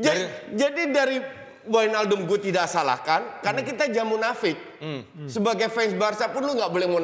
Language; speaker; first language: Indonesian; native; Indonesian